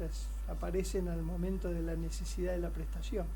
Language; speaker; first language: Spanish; native; Spanish